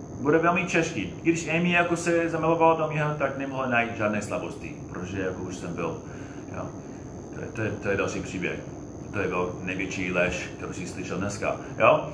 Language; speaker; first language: Czech; non-native, fluent; English